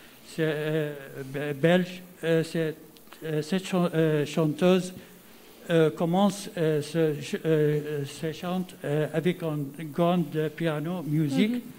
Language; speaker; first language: French; non-native, learner; Arabic